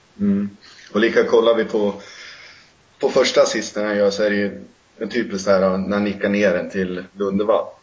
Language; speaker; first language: Swedish; native; Swedish